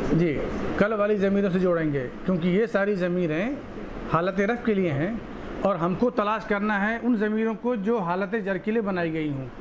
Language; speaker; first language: Urdu; native; Urdu